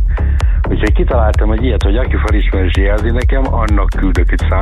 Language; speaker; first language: Hungarian; native; Hungarian